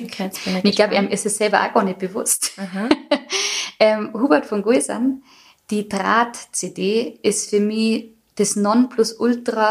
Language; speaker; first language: German; native; German